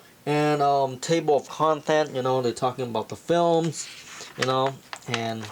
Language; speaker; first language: English; non-native, fluent; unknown